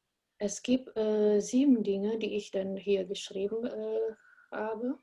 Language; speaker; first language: German; non-native, fluent; Indonesian